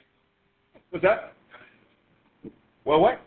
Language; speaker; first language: English; native; English